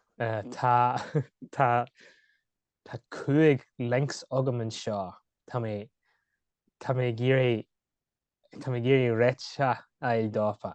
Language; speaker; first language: Irish; native; Irish